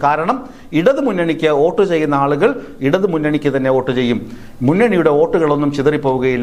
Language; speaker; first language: Malayalam; native; Malayalam